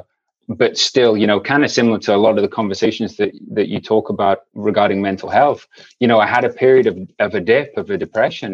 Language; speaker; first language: English; native; English